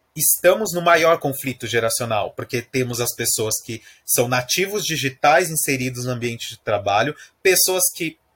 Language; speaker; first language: Portuguese; native; Portuguese